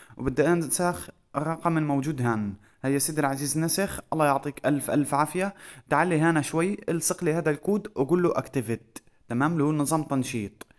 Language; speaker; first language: Arabic; native; Arabic